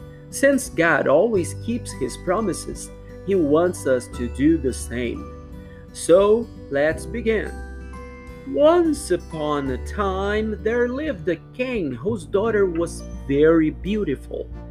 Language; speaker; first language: English; non-native, fluent; Portuguese